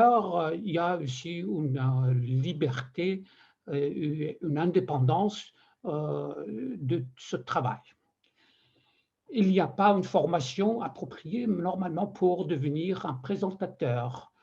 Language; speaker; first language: French; non-native, fluent; Persian